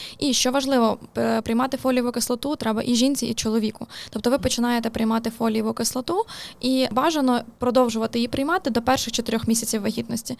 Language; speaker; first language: Ukrainian; native; Ukrainian